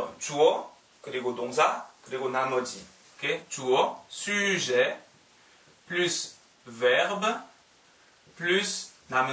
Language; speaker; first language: Korean; non-native, learner; French